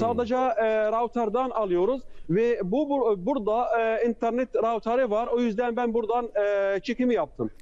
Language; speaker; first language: Turkish; non-native, fluent; Arabic